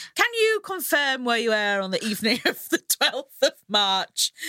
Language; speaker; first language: English; native; English